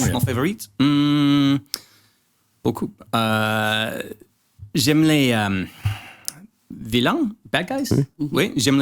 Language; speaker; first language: French; non-native, learner; English